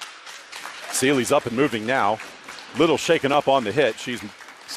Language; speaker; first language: English; native; English